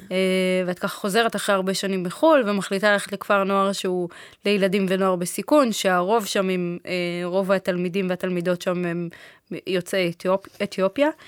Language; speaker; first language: Hebrew; early bilingual, other home language; Amharic